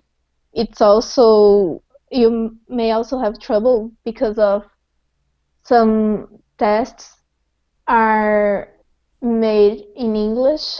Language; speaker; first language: English; non-native, fluent; Portuguese